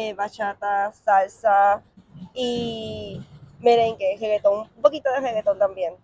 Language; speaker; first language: Spanish; native; Spanish